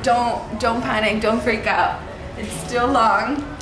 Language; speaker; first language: English; early bilingual, other home language; Spanish